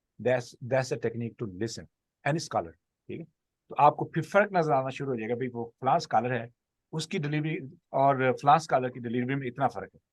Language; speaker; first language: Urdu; non-native, local second language; Punjabi